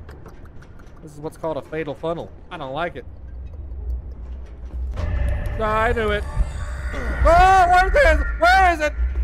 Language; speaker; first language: English; native; English